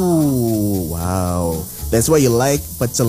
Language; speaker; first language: English; non-native, fluent; Indonesian